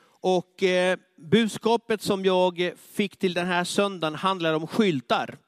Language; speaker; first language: Swedish; non-native, fluent; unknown